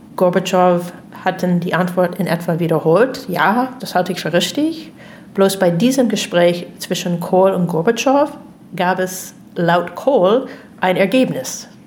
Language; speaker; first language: German; non-native, fluent; English